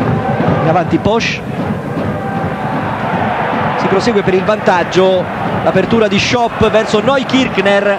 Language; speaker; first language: Italian; native; Italian